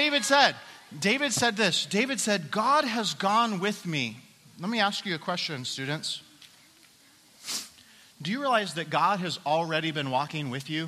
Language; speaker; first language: English; native; English